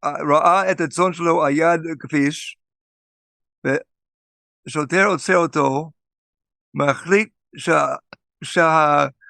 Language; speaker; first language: Hebrew; non-native, fluent; English